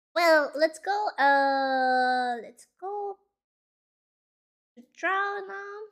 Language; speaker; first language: English; non-native, learner; Spanish